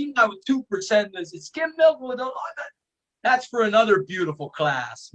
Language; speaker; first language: English; native; English